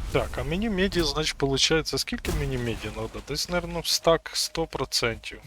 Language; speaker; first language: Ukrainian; non-native, local second language; Russian